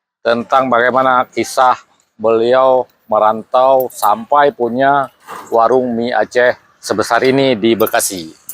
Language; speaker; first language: Malay; non-native, local second language; Achinese